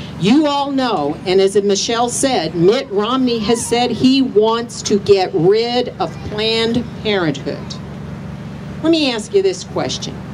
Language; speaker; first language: English; native; English